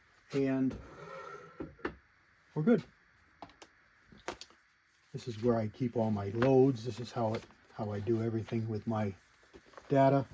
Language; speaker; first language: English; native; English